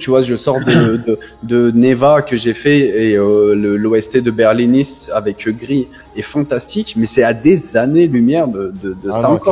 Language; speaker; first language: French; native; French